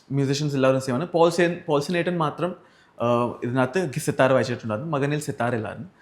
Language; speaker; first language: Malayalam; early bilingual, heritage; Malayalam